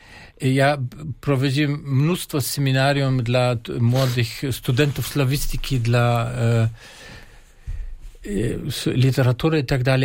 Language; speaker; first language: Polish; non-native, fluent; German